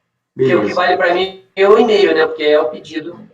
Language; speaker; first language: Portuguese; native; Portuguese